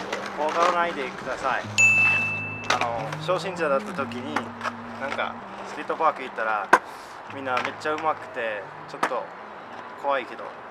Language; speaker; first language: Japanese; non-native, fluent; English